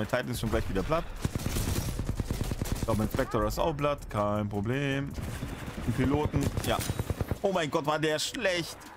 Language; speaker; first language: German; native; German